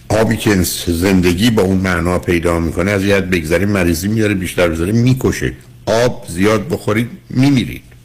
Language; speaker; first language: Persian; native; Persian